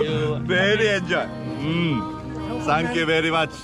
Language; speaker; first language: English; non-native, learner; Japanese